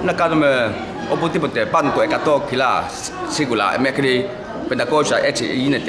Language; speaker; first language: Greek; non-native, learner; Chinese